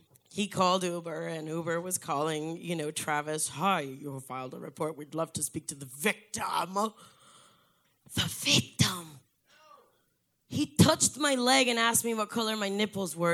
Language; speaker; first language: English; early bilingual, other home language; Spanish